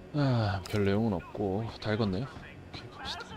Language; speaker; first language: Korean; native; Korean